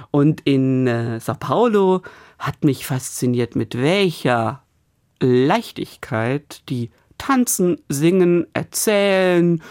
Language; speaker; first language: German; native; German